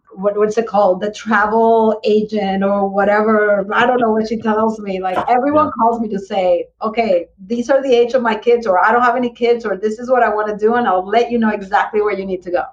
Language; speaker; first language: English; early bilingual, other home language; Spanish